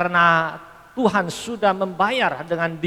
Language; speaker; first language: Indonesian; native; Indonesian